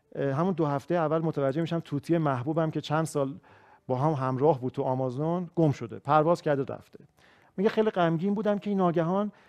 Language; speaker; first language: Persian; native; Persian